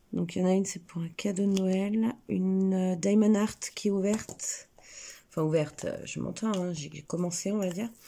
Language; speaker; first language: French; native; French